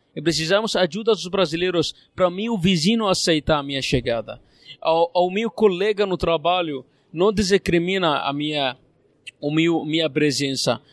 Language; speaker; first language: Portuguese; non-native, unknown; Arabic